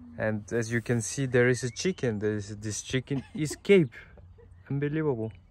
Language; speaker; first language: English; non-native, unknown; Korean